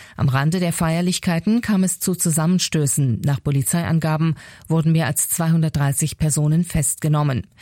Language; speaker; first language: German; native; German